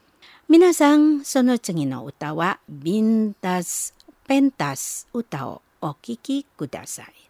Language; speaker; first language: Japanese; non-native, learner; Indonesian